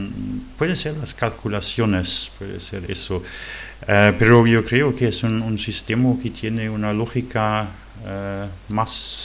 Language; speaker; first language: Spanish; non-native, fluent; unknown